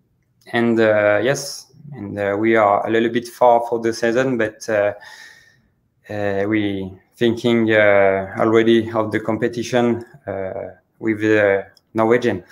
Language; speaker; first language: English; non-native, learner; French